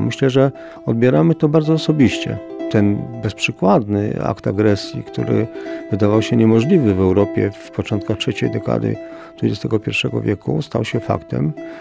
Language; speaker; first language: Polish; native; Polish